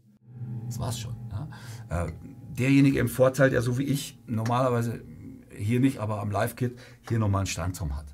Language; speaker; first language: German; native; German